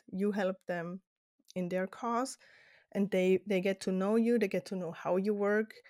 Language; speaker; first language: English; non-native, fluent; German